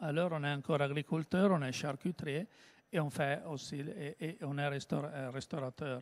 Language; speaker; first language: French; non-native, learner; Italian